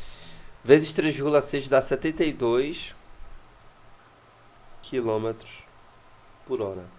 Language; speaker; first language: Portuguese; native; Portuguese